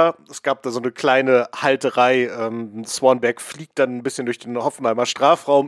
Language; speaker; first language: German; native; German